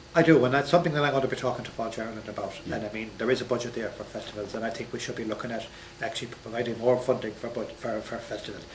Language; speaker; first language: English; native; English